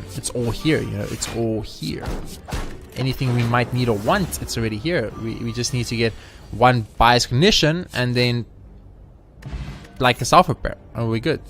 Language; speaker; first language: English; native; English